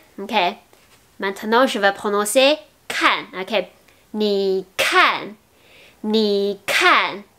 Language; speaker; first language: French; non-native, fluent; Chinese